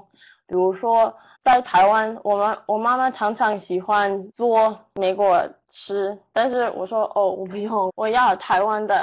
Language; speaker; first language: Chinese; early bilingual, heritage; Chinese